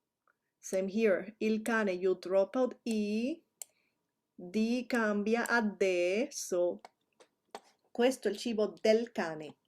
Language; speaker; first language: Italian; non-native, fluent; Spanish